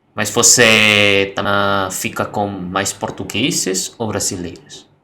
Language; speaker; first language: Portuguese; non-native, learner; Indonesian